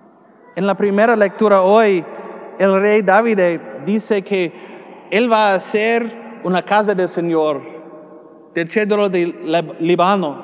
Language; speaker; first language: Spanish; non-native, learner; English